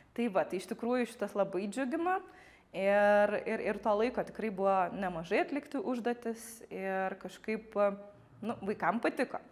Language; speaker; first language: Lithuanian; native; Lithuanian